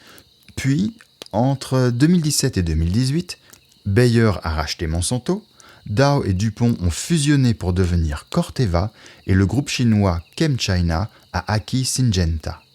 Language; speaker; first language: French; native; French